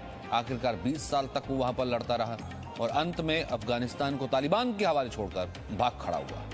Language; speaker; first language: Hindi; native; Hindi